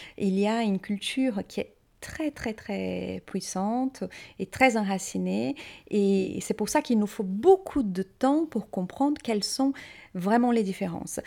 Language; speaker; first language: French; non-native, fluent; Portuguese